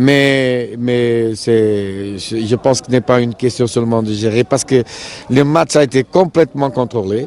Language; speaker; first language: French; non-native, fluent; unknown